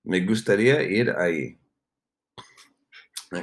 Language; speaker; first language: Spanish; non-native, fluent; English